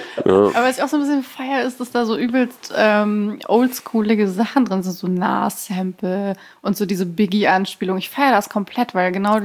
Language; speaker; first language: German; early bilingual, other home language; Persian